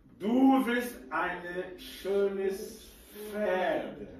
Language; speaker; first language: German; non-native, learner; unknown